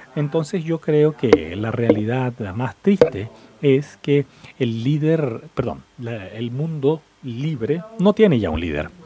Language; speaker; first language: Spanish; non-native, fluent; English